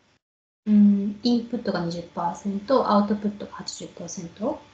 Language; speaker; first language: Japanese; native; Japanese